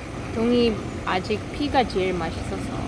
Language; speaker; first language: Korean; non-native, fluent; Russian